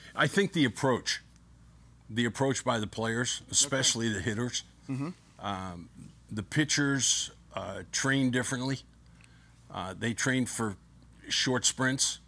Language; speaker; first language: English; native; English